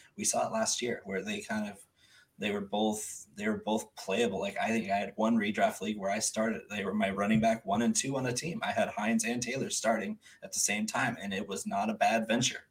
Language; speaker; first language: English; early bilingual, other home language; Spanish